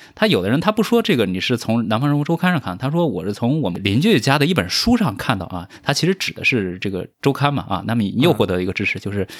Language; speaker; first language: Chinese; native; Chinese